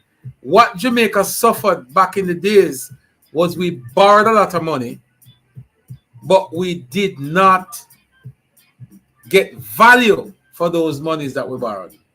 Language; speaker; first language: English; native; English